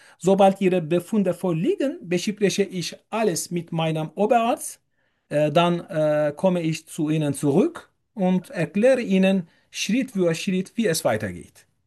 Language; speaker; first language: German; non-native, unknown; Turkish